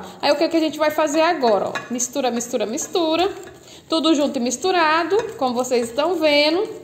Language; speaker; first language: Portuguese; native; Portuguese